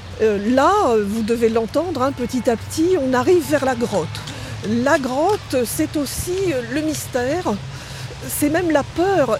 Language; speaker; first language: French; native; French